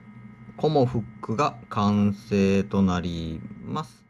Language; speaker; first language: Japanese; native; Japanese